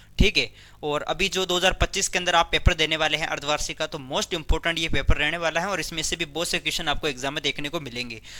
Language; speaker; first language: Hindi; native; Hindi